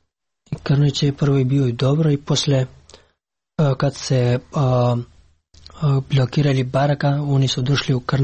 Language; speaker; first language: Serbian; non-native, learner; Pashto